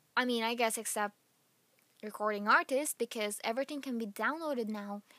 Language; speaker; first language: English; non-native, local second language; Filipino